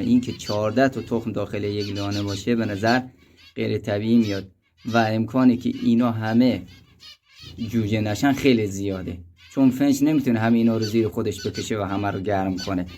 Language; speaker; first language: Persian; native; Persian